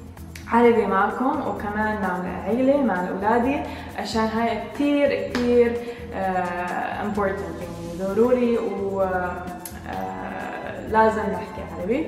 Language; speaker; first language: Arabic; non-native, learner; English